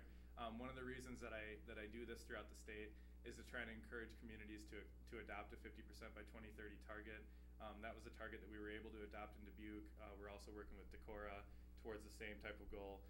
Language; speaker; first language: English; native; English